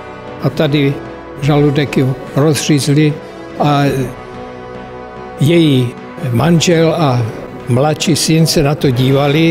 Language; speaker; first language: Czech; early bilingual, heritage; Czech